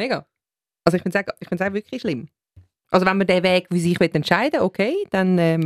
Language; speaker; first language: German; native; German